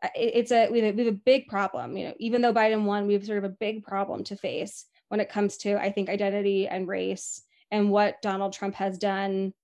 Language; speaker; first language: English; native; English